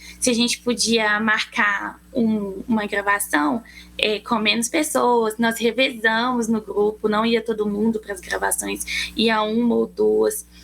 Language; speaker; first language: Portuguese; native; Portuguese